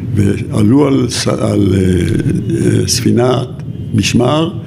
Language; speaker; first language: Hebrew; native; Hebrew